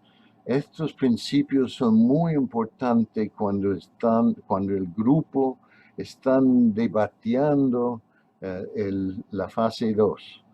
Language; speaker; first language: Spanish; non-native, fluent; English